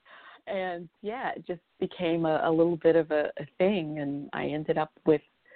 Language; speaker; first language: English; native; English